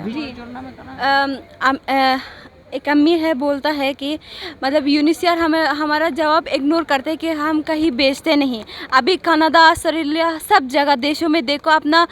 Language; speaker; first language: Hindi; non-native, learner; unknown